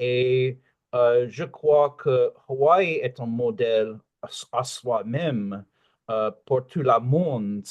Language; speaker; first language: French; non-native, learner; English